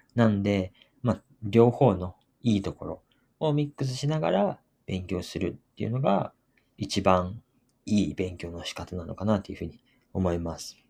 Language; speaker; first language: Japanese; native; Japanese